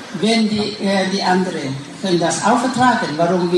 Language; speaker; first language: German; non-native, learner; Thai